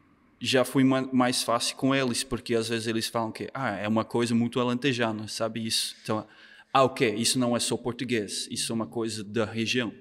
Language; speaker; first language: Portuguese; non-native, fluent; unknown